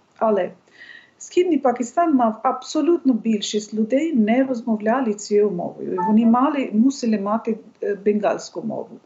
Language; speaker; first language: Ukrainian; non-native, fluent; Bangla